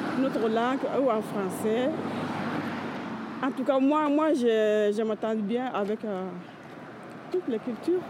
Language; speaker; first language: French; non-native, learner; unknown